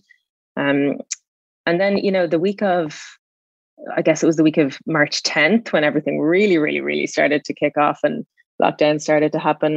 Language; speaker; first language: English; native; English